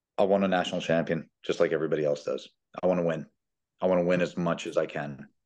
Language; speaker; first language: English; early bilingual, other home language; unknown